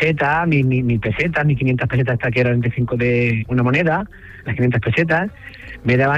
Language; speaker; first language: Spanish; native; Spanish